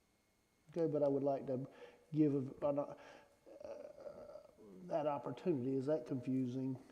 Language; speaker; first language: English; native; English